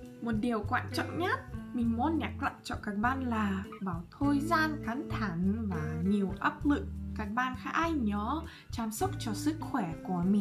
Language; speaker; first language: Vietnamese; non-native, fluent; Russian